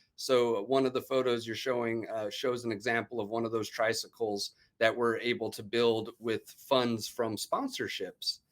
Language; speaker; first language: English; native; English